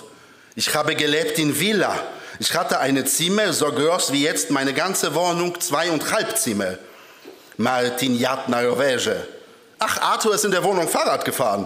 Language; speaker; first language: German; early bilingual, other home language; Polish